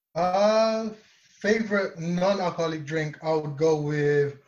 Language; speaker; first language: English; non-native, local second language; Yoruba